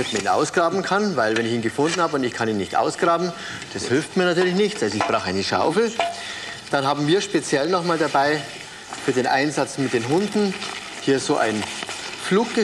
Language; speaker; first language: German; native; German